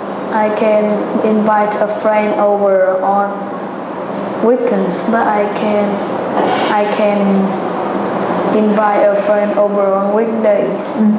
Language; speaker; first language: English; non-native, learner; Vietnamese